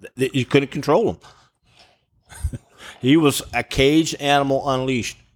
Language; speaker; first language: English; native; English